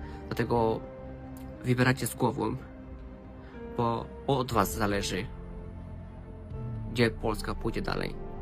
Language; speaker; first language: Polish; non-native, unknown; Romanian